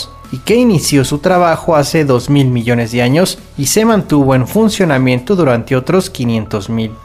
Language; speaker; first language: Spanish; native; Spanish